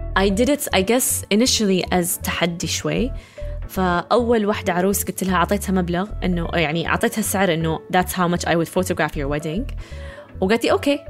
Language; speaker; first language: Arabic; early bilingual, heritage; Arabic